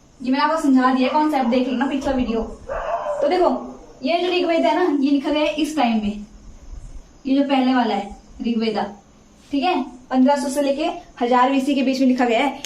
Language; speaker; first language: Hindi; native; Hindi